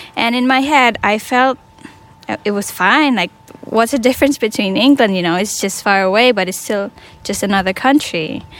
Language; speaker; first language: English; non-native, fluent; Indonesian